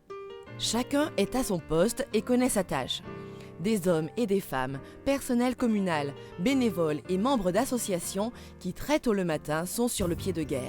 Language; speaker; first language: French; native; French